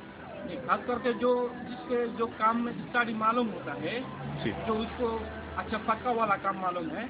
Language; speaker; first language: Hindi; non-native, learner; Bangla